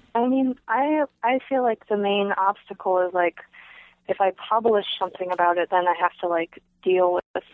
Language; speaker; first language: English; native; English